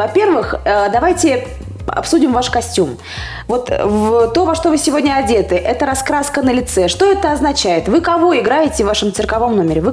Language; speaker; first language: Russian; native; Russian